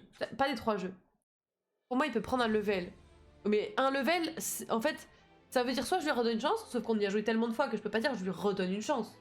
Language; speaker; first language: French; native; French